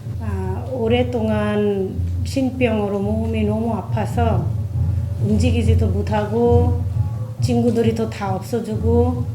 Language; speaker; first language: Korean; non-native, fluent; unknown